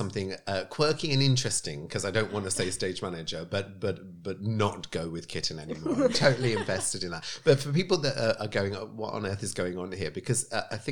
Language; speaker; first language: English; native; English